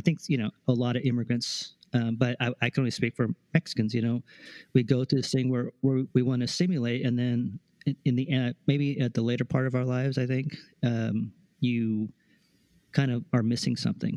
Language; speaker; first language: English; early bilingual, other home language; Spanish